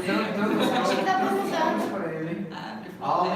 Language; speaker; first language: Portuguese; non-native, fluent; English